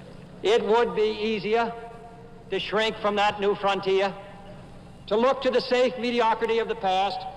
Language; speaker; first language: English; native; English